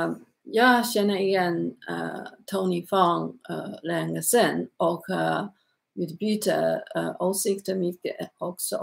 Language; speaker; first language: Swedish; non-native, learner; Chinese